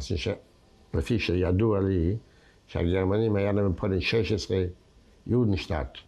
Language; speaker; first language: Hebrew; non-native, fluent; Yiddish